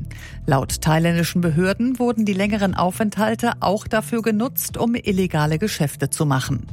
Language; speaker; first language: German; native; German